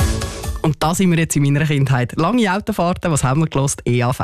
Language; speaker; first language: German; native; German